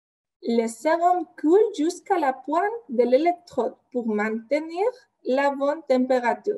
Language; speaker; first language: French; non-native, fluent; Spanish